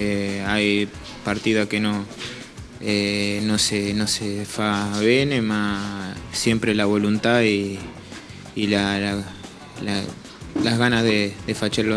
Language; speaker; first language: Italian; non-native, learner; Spanish